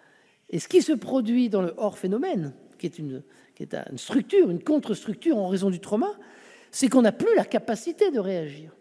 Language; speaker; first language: French; native; French